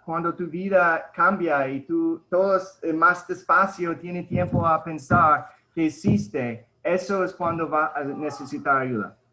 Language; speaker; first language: Spanish; early bilingual, heritage; Spanish